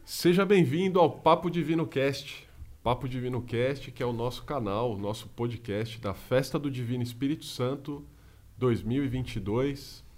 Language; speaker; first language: Portuguese; native; Portuguese